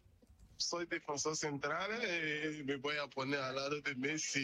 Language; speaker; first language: Spanish; non-native, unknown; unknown